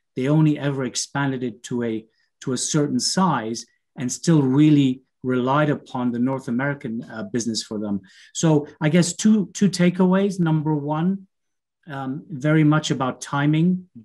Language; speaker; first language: English; native; English